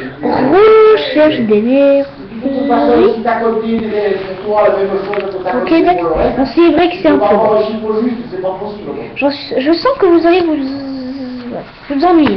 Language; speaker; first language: French; native; French